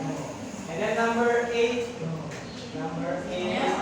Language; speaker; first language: English; non-native, learner; Indonesian